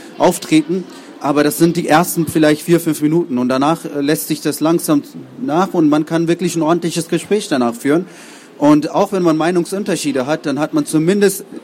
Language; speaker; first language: German; non-native, fluent; Urdu